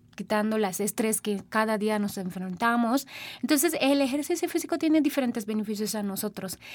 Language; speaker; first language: Spanish; non-native, fluent; Sinhala